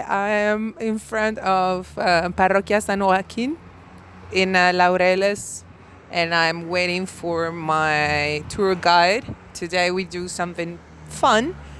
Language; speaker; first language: English; non-native, fluent; Italian